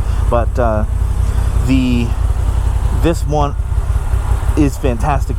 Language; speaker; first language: English; native; English